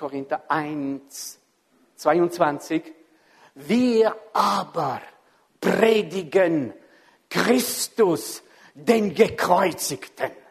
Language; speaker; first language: German; non-native, fluent; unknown